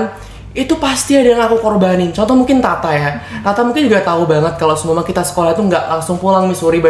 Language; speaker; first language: Indonesian; native; Indonesian